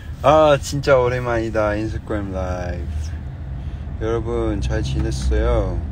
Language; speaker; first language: Korean; non-native, fluent; Cantonese